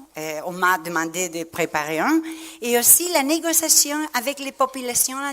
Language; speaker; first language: French; non-native, fluent; Spanish